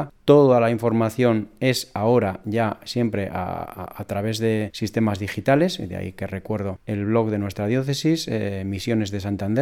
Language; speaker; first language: Spanish; native; Spanish